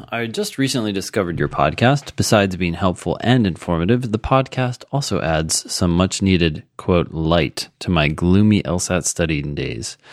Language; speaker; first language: English; native; English